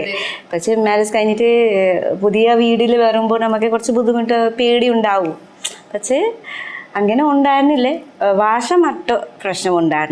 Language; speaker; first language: Malayalam; non-native, learner; Nepali